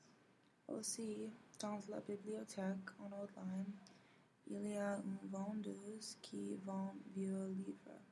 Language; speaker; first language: French; non-native, learner; English